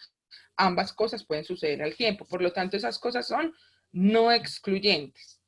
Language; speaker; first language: Spanish; native; Spanish